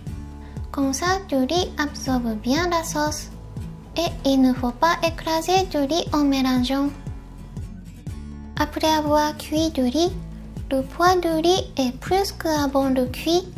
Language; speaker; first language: French; non-native, fluent; Japanese